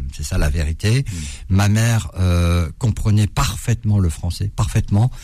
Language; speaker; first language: French; early bilingual, other home language; Arabic